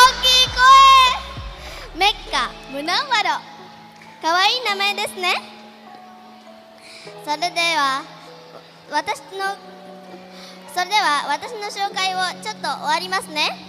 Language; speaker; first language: Japanese; non-native, learner; Indonesian